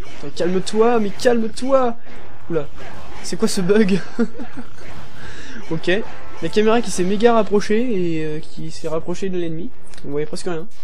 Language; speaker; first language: French; native; French